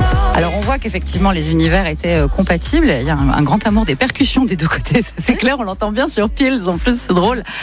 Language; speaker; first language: French; native; French